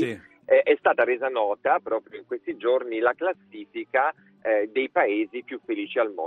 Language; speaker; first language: Italian; native; Italian